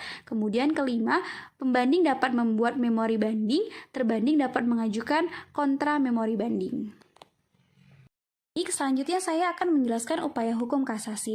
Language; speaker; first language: Indonesian; native; Indonesian